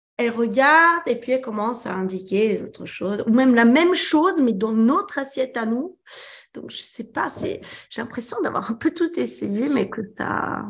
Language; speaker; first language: French; early bilingual, other home language; Italian